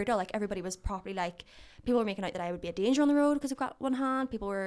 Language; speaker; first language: English; native; English